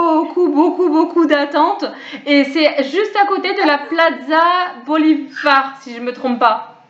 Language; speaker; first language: French; native; French